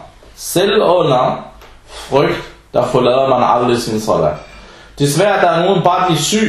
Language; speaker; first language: Danish; non-native, fluent; Arabic